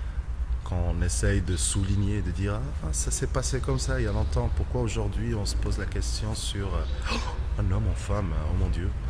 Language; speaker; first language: French; non-native, local second language; Arabic